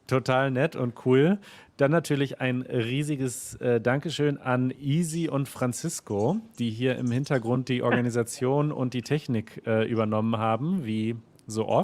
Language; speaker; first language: German; native; German